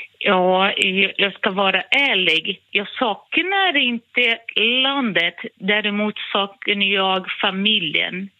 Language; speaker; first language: Swedish; non-native, fluent; Portuguese